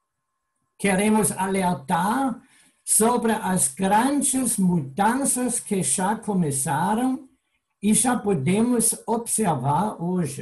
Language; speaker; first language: Portuguese; non-native, fluent; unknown